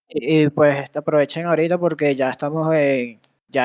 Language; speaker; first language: Spanish; native; Spanish